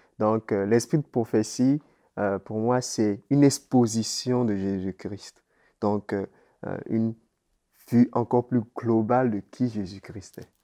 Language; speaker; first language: French; native; French